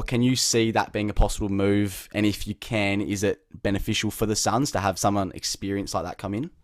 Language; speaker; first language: English; native; English